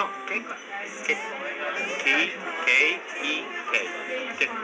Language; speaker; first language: English; non-native, learner; Indonesian